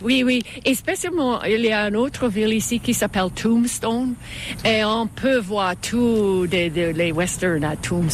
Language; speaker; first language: French; non-native, fluent; English